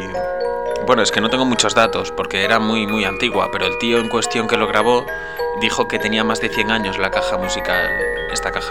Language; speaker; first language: Spanish; native; Spanish